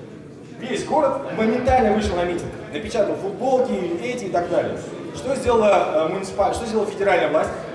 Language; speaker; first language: Russian; native; Russian